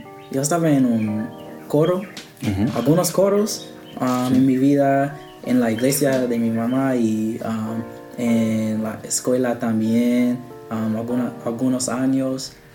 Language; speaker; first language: Spanish; non-native, learner; English